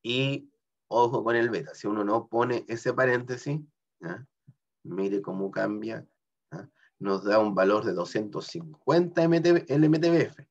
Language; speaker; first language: Spanish; native; Spanish